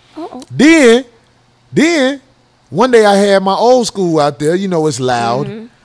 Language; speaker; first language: English; native; English